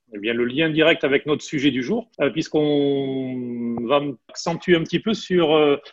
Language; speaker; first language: French; native; French